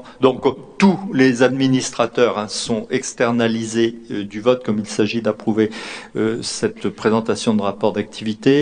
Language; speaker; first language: French; native; French